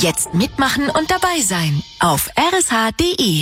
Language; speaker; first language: German; native; German